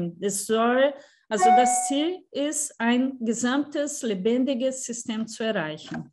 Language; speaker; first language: German; non-native, fluent; Portuguese